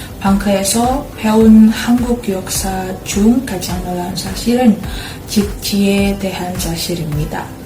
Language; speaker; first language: Korean; non-native, fluent; Indonesian